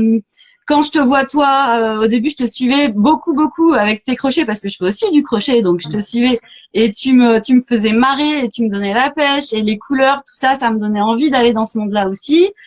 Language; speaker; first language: French; native; French